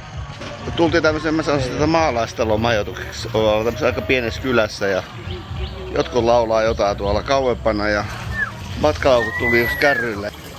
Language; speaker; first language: Finnish; native; Finnish